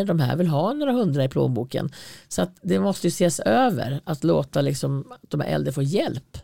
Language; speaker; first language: Swedish; native; Swedish